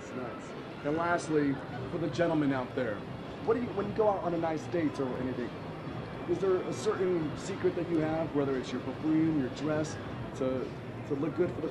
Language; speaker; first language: English; native; English